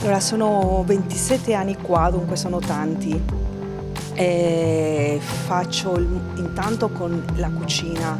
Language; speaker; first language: Italian; non-native, fluent; Spanish